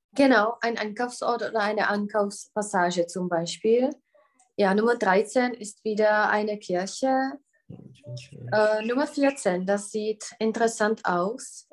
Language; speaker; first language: German; non-native, fluent; Czech